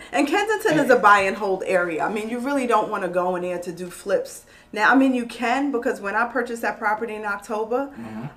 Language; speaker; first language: English; native; English